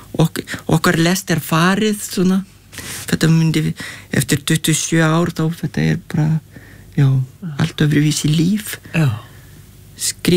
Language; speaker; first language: Icelandic; non-native, fluent; Lithuanian